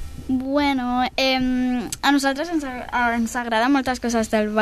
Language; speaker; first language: Catalan; non-native, local second language; Spanish